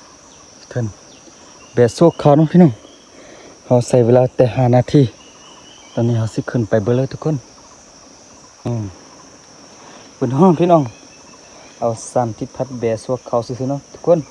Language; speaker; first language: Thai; non-native, local second language; Lahu